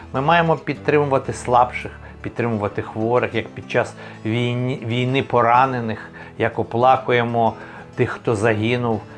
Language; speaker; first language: Ukrainian; native; Ukrainian